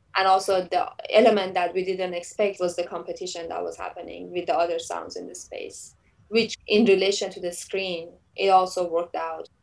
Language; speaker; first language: English; non-native, fluent; Persian